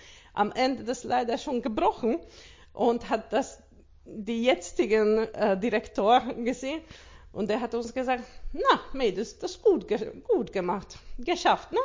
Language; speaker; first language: German; non-native, learner; Hungarian